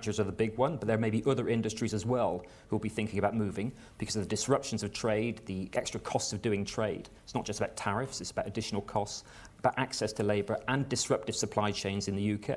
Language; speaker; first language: English; native; English